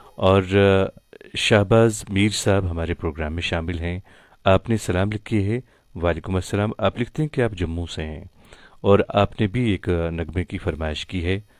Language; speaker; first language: Hindi; non-native, local second language; Kashmiri